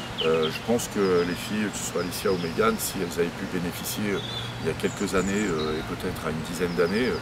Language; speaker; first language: French; native; French